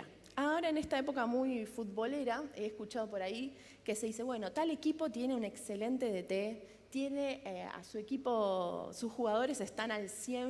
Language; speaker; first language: Spanish; native; Spanish